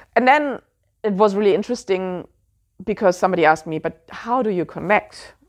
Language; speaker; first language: English; non-native, fluent; German